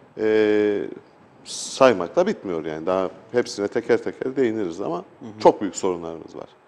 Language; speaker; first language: Turkish; native; Turkish